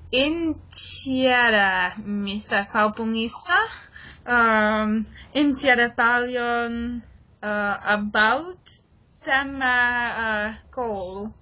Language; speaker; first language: Finnish; non-native, learner; English